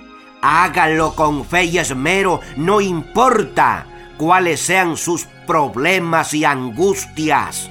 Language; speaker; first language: Spanish; native; Spanish